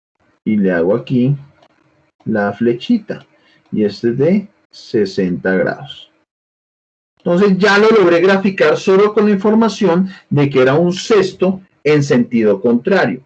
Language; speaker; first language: Spanish; native; Spanish